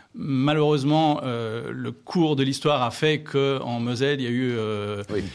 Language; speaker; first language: French; native; French